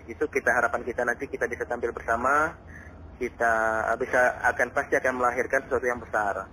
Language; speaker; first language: Indonesian; non-native, local second language; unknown